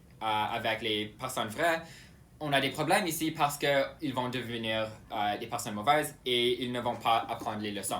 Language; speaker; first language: French; non-native, local second language; English